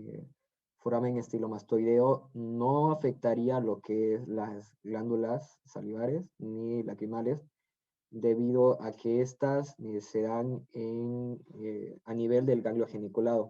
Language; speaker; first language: Spanish; native; Spanish